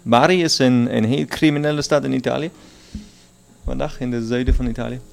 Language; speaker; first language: Dutch; non-native, learner; German